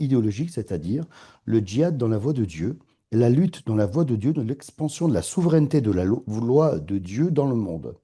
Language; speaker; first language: French; non-native, fluent; Persian